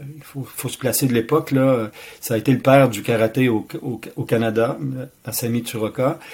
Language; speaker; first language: French; native; French